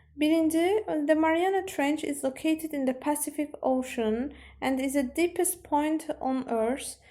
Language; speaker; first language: English; non-native, fluent; Azerbaijani